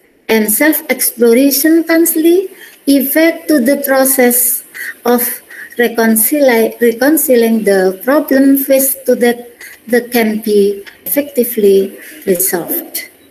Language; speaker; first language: English; non-native, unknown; Indonesian